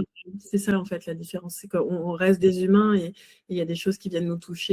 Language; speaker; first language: French; native; French